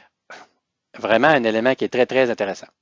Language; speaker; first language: French; native; French